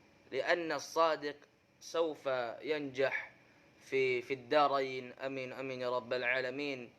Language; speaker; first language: Arabic; non-native, learner; Indonesian